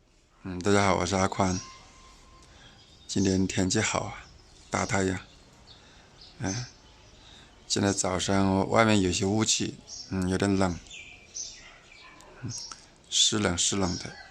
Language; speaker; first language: Chinese; native; Chinese